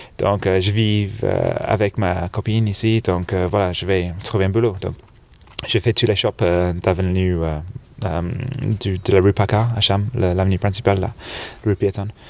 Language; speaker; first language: French; non-native, fluent; English